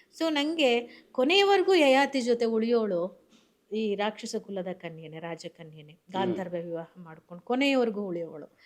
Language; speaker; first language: Kannada; native; Kannada